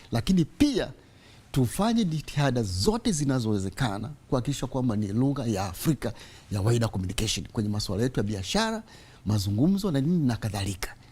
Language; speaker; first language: Swahili; native; Swahili